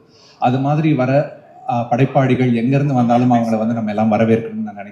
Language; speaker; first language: Tamil; native; Tamil